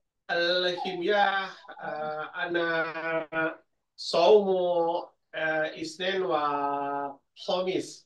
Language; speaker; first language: Arabic; non-native, learner; Indonesian